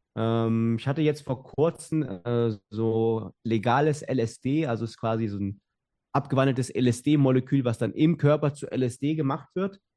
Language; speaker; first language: German; native; German